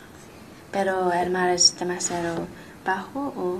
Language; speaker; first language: Spanish; non-native, learner; English